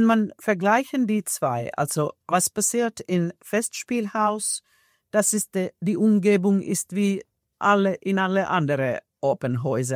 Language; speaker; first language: German; non-native, fluent; Finnish